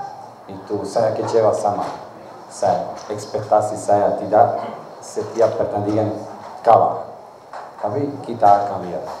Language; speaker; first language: Indonesian; non-native, learner; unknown